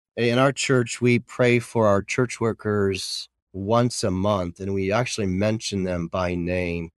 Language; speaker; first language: English; native; English